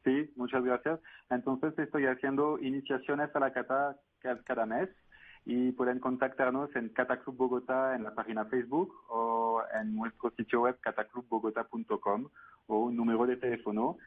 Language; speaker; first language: Spanish; non-native, fluent; French